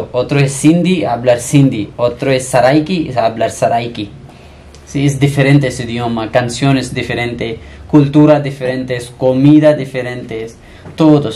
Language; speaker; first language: Spanish; non-native, learner; Punjabi